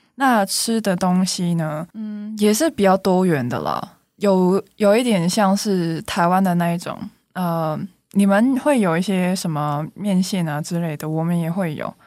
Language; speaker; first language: Chinese; non-native, local second language; Cantonese